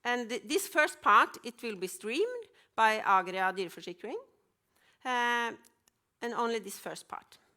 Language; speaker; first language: English; non-native, fluent; Norwegian